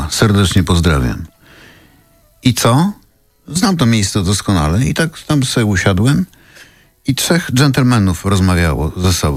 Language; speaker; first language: Polish; native; Polish